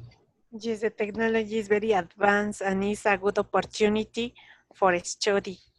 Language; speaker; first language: English; non-native, learner; Spanish